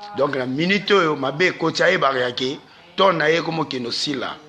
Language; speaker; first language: Lingala; native; Lingala